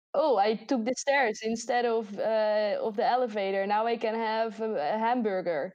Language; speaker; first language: English; non-native, fluent; Dutch